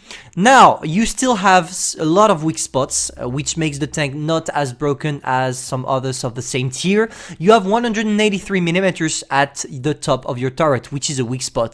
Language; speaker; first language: English; non-native, fluent; French